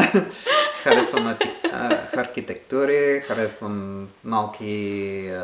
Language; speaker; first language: Bulgarian; non-native, learner; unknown